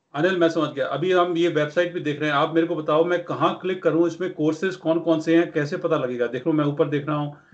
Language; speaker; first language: Hindi; non-native, local second language; Punjabi